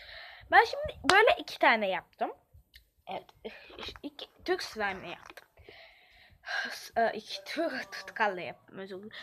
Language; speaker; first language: Turkish; early bilingual, heritage; Turkish